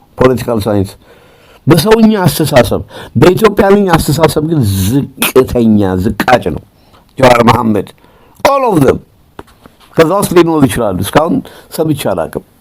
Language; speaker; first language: Amharic; native; Amharic